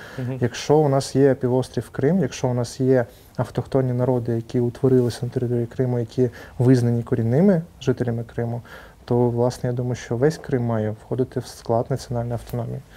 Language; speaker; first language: Ukrainian; non-native, local second language; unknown